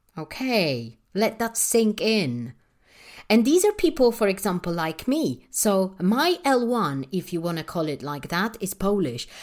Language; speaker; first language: English; non-native, fluent; Polish